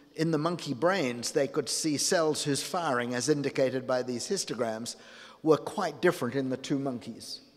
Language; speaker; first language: English; native; English